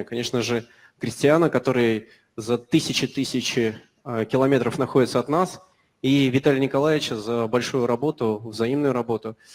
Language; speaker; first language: Russian; native; Russian